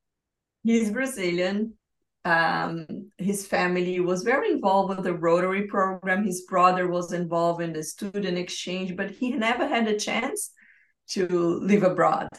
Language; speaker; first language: English; non-native, fluent; Portuguese